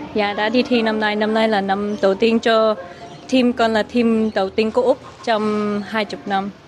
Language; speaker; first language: Vietnamese; early bilingual, heritage; Vietnamese